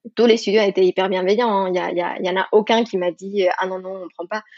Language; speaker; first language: French; non-native, fluent; Spanish